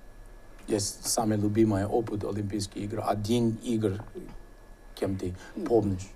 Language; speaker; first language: Russian; non-native, learner; English